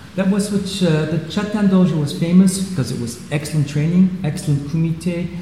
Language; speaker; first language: English; non-native, fluent; Swiss German